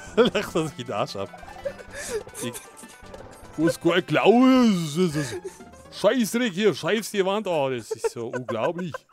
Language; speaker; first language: German; native; German